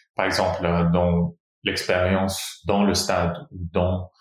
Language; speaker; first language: French; non-native, fluent; Portuguese